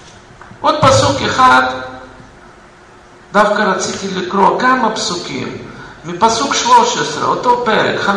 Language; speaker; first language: Hebrew; non-native, fluent; Russian